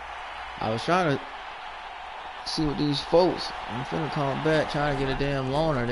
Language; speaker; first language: English; native; English